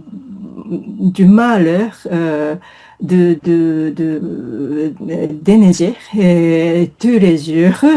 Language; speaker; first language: French; non-native, fluent; Japanese